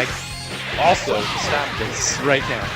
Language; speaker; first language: English; native; English